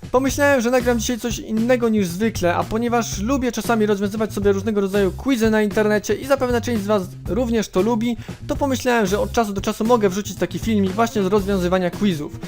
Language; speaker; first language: Polish; native; Polish